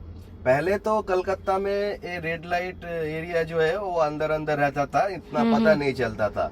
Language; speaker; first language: Hindi; non-native, local second language; Bangla